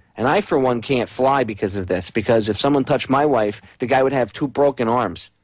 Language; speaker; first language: English; native; English